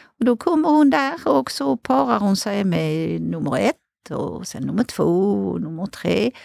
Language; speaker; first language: Swedish; non-native, fluent; French